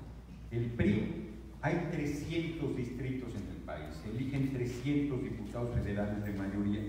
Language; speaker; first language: Spanish; native; Spanish